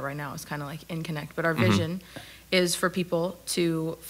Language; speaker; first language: English; non-native, local second language; Afrikaans